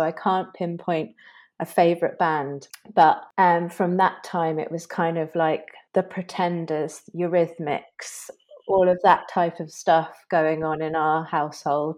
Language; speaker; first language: English; native; English